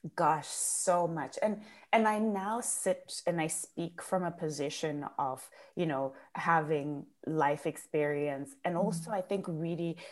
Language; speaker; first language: English; non-native, local second language; Shona